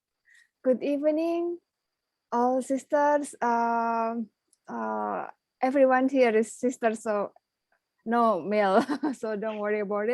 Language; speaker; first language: English; non-native, learner; Indonesian